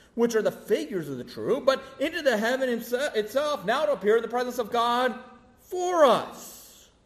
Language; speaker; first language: English; native; English